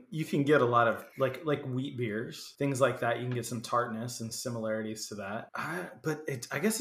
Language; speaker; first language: English; native; English